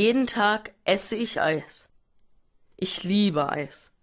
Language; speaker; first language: German; non-native, learner; Norwegian